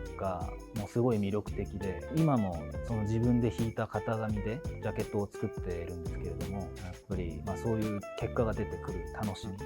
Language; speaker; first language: Japanese; non-native, fluent; Korean